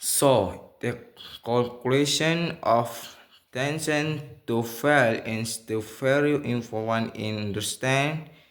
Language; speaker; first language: English; non-native, learner; Indonesian